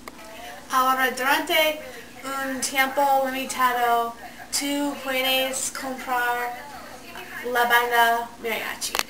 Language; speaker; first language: Spanish; non-native, learner; English